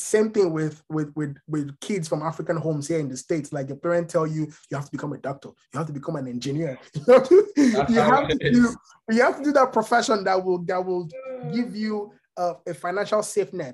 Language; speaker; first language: English; non-native, local second language; Yoruba